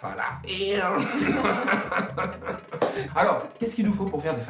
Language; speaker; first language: French; native; French